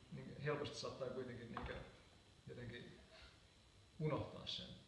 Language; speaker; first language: Finnish; native; Finnish